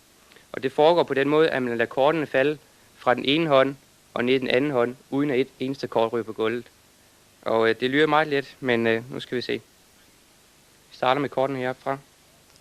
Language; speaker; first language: Danish; native; Danish